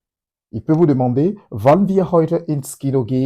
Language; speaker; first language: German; non-native, fluent; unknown